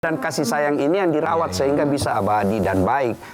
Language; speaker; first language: Indonesian; native; Indonesian